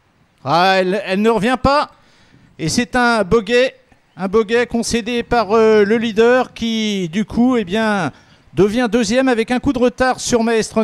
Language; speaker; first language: French; native; French